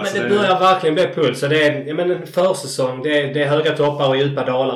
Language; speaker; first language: Swedish; native; Swedish